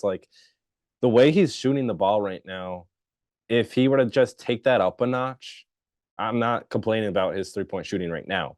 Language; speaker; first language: English; native; English